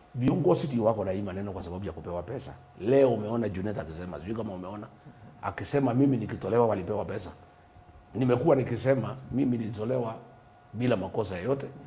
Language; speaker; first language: Swahili; non-native, local second language; Kikuyu